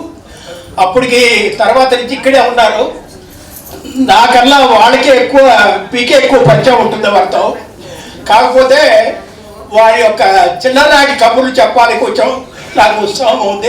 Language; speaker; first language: Telugu; native; Telugu